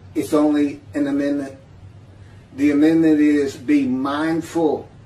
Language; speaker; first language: English; native; English